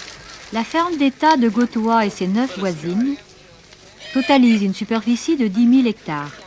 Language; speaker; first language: French; native; French